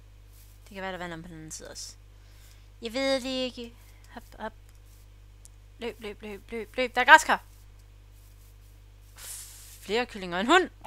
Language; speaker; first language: Danish; native; Danish